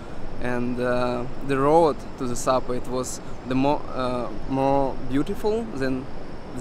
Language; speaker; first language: English; non-native, fluent; Russian